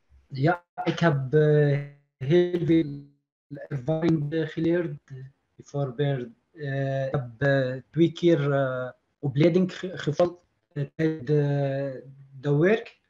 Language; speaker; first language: Dutch; non-native, learner; Arabic